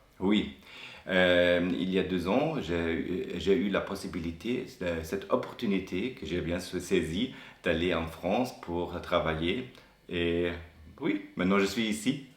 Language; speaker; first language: French; non-native, fluent; German